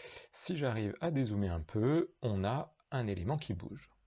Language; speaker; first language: French; native; French